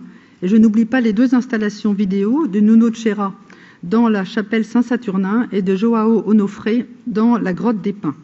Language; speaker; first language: French; native; French